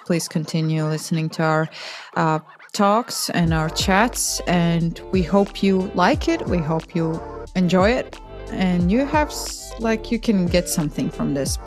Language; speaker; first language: English; non-native, fluent; Latvian